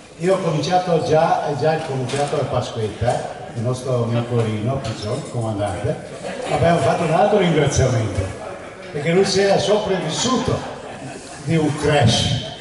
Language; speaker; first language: Italian; non-native, fluent; Hungarian